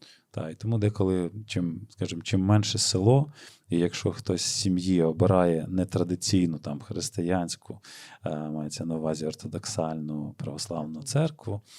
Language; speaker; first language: Ukrainian; native; Ukrainian